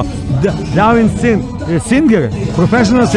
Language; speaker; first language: English; non-native, learner; Ukrainian